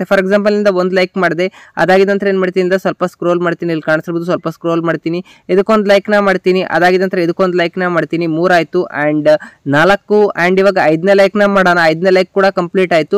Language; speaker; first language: Kannada; native; Kannada